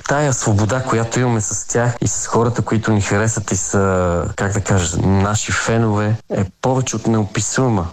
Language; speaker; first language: Bulgarian; native; Bulgarian